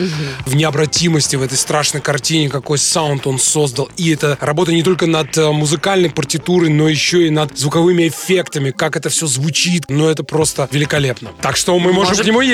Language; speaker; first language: Russian; native; Russian